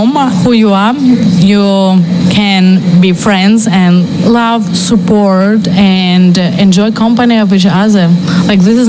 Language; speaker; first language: English; non-native, fluent; Ukrainian